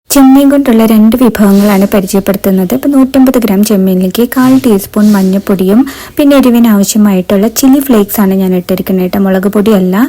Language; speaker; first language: Malayalam; native; Malayalam